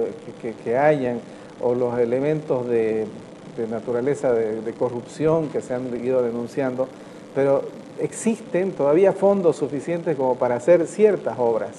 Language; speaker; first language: Spanish; native; Spanish